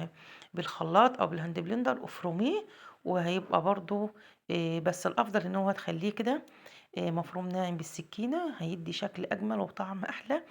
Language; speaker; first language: Arabic; native; Arabic